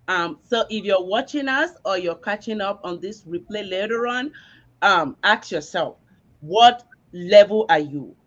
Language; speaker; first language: English; non-native, local second language; Yoruba